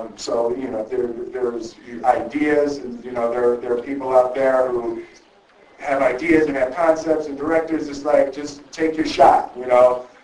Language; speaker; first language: English; native; English